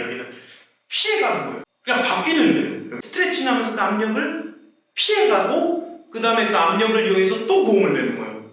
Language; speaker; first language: Korean; native; Korean